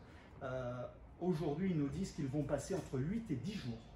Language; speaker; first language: French; native; French